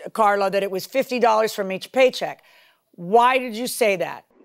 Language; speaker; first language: English; early bilingual, other home language; Spanish